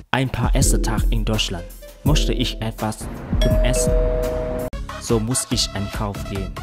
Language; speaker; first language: German; non-native, learner; Vietnamese